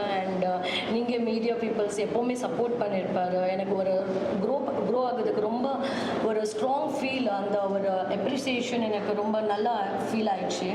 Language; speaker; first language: Tamil; non-native, learner; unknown